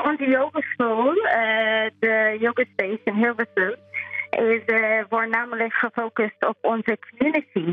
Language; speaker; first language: Dutch; non-native, learner; English